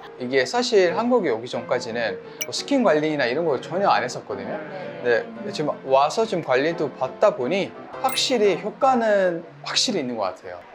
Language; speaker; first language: Korean; non-native, fluent; Italian